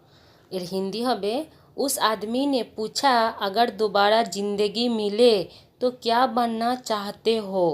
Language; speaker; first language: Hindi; non-native, local second language; Bangla